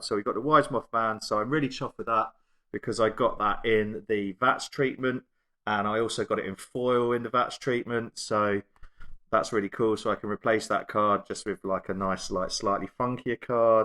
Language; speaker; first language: English; native; English